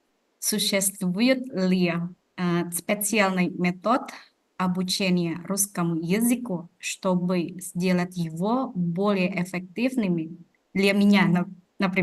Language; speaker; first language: Russian; non-native, fluent; Indonesian